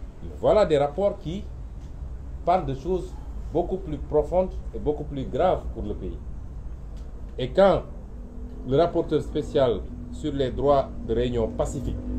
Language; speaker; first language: French; non-native, local second language; Wolof